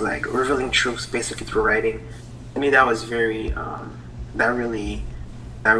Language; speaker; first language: English; non-native, fluent; Haitian Creole